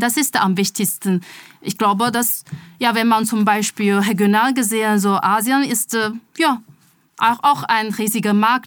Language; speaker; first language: German; non-native, fluent; Chinese